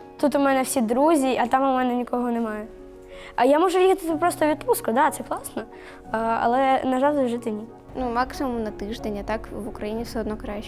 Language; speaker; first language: Ukrainian; native; Ukrainian